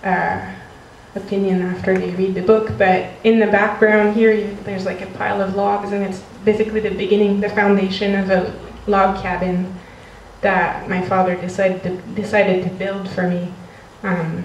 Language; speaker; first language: English; non-native, fluent; French